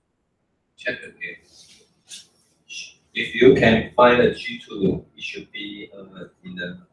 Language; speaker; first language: English; non-native, learner; Chinese